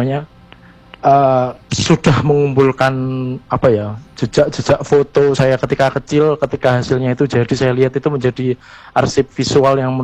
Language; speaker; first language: Indonesian; native; Indonesian